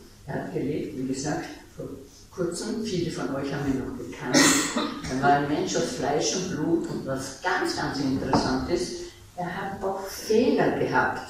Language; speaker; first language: German; native; German